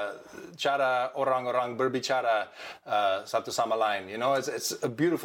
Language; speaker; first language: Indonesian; non-native, learner; English